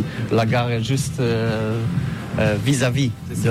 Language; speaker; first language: French; non-native, learner; Polish